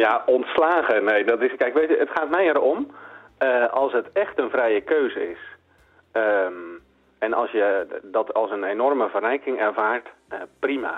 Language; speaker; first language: Dutch; native; Dutch